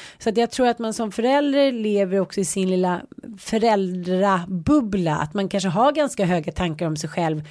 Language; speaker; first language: Swedish; native; Swedish